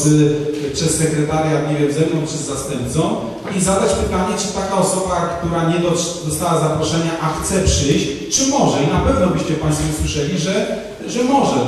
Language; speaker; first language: Polish; native; Polish